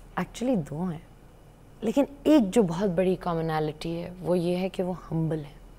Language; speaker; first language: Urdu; native; Urdu